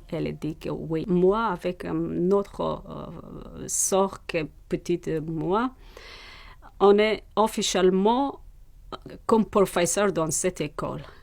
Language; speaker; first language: French; non-native, learner; Persian